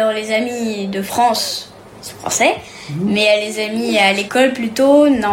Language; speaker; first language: French; early bilingual, heritage; French